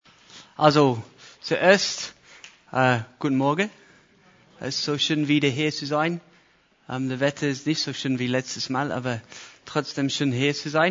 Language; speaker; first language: German; non-native, fluent; English